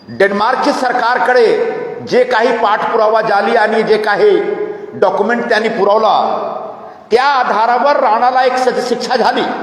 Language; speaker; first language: Hindi; native; Hindi